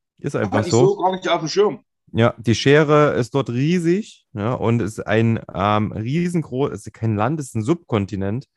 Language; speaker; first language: German; native; German